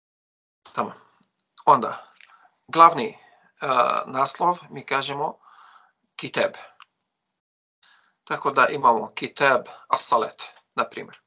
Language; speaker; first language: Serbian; non-native, fluent; Arabic